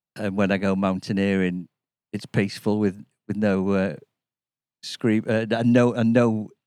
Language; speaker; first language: English; native; English